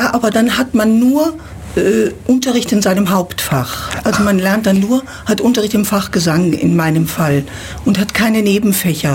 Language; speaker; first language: German; native; German